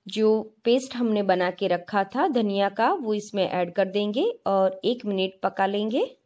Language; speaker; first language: Hindi; non-native, local second language; Gujarati